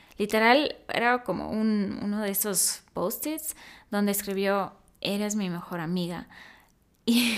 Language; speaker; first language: Spanish; early bilingual, other home language; Russian